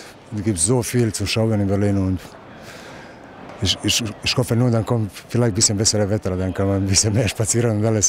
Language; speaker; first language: German; non-native, learner; Croatian